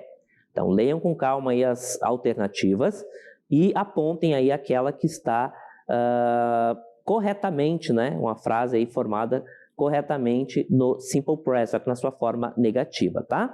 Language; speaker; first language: Portuguese; native; Portuguese